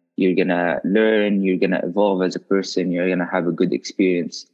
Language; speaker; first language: English; non-native, fluent; Arabic